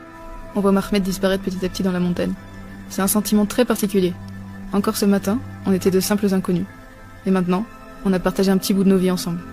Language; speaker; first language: French; native; French